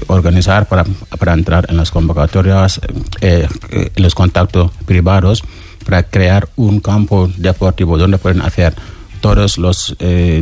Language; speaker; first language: Spanish; non-native, learner; Wolof